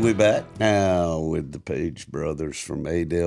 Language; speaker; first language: English; native; English